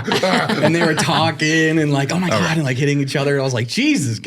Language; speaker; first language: English; native; English